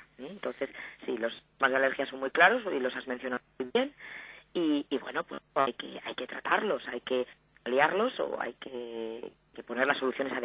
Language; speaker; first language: Spanish; native; Spanish